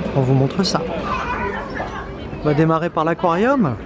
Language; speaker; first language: French; native; French